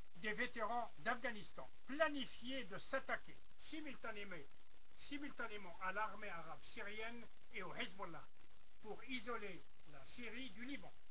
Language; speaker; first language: French; non-native, local second language; Arabic